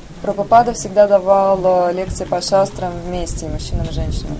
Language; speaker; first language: Russian; native; Russian